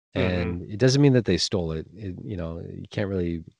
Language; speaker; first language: English; native; English